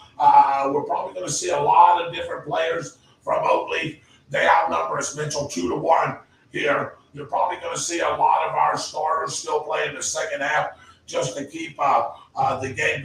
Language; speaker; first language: English; native; English